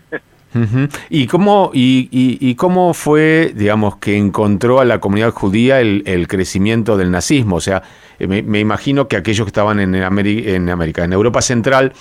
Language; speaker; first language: Spanish; native; Spanish